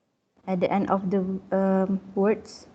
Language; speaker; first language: English; non-native, local second language; Malay